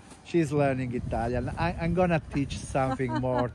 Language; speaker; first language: English; non-native, fluent; Italian